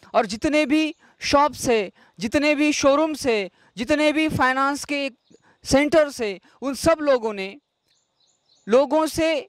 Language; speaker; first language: Hindi; non-native, local second language; Marathi